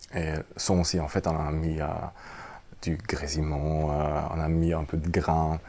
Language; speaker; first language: French; non-native, fluent; German